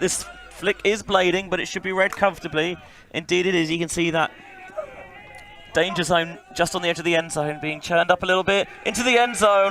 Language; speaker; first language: English; native; English